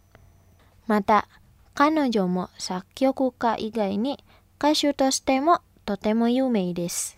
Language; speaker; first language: Japanese; non-native, fluent; Indonesian